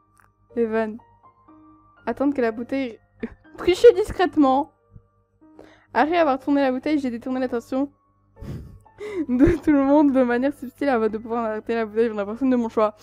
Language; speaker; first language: French; native; French